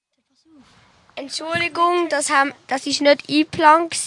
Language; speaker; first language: German; native; German